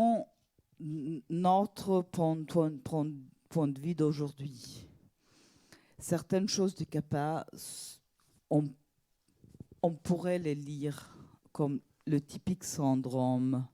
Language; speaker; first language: French; non-native, fluent; Italian